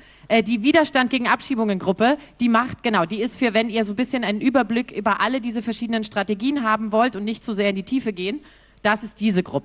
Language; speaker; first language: German; native; German